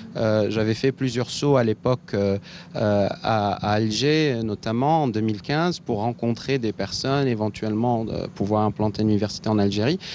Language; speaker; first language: French; non-native, local second language; Arabic